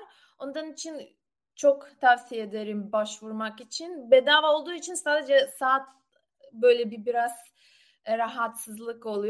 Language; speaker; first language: Turkish; non-native, learner; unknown